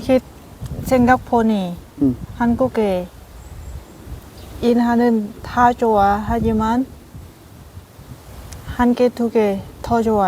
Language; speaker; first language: Korean; non-native, learner; Lao